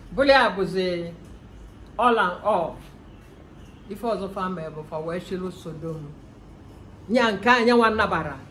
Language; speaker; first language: Igbo; native; Igbo